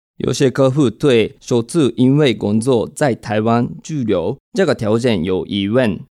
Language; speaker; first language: Chinese; non-native, fluent; Japanese